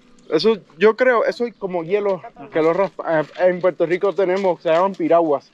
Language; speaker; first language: Spanish; native; Spanish